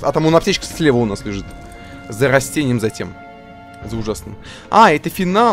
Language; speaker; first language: Russian; native; Russian